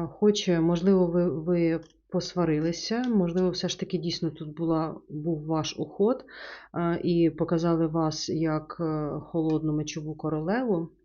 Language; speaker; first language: Ukrainian; non-native, local second language; Russian